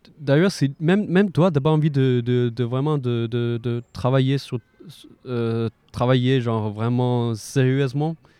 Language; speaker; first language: French; non-native, fluent; Chinese